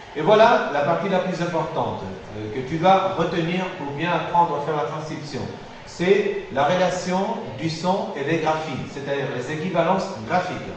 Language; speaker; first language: French; non-native, fluent; Spanish